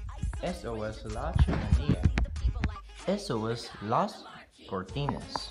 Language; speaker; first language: Spanish; non-native, learner; English